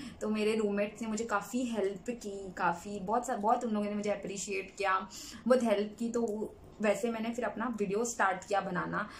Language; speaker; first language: Hindi; native; Hindi